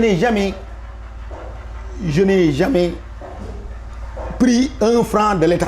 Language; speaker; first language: French; non-native, local second language; Wolof